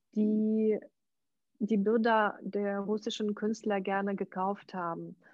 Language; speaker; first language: German; non-native, fluent; Ukrainian